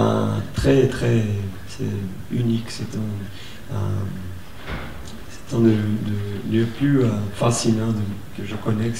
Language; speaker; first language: French; non-native, fluent; Portuguese